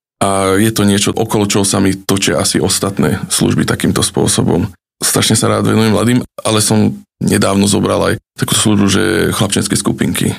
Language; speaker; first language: Slovak; native; Slovak